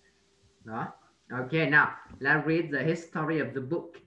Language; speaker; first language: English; non-native, learner; Vietnamese